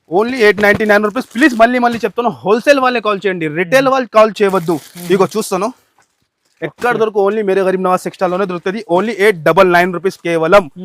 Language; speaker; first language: Telugu; non-native, local second language; Urdu